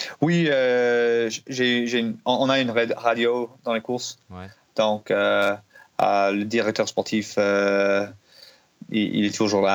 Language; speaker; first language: French; non-native, learner; English